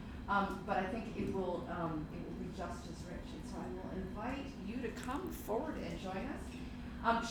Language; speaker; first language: English; native; English